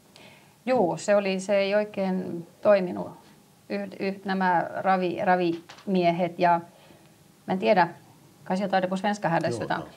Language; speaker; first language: Finnish; non-native, local second language; Swedish